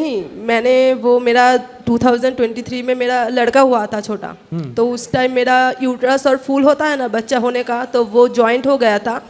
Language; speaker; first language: Hindi; non-native, local second language; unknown